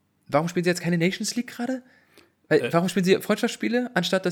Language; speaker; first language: German; native; German